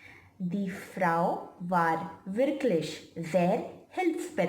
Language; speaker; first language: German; non-native, fluent; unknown